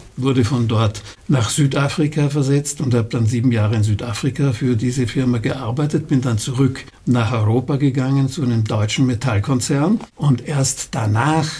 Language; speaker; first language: German; native; German